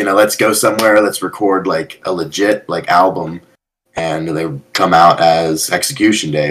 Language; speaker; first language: English; native; English